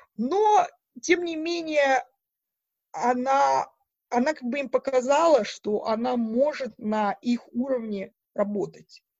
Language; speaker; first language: Russian; native; Russian